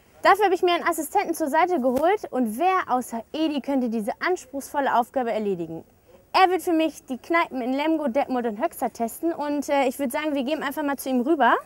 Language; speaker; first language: German; native; German